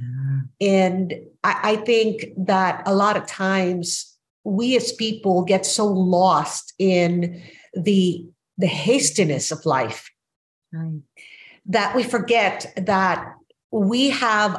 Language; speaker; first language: English; non-native, local second language; Filipino